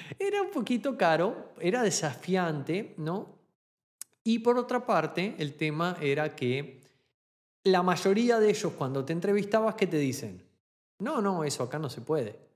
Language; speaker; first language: Spanish; native; Spanish